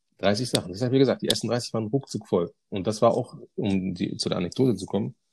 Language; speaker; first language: German; early bilingual, other home language; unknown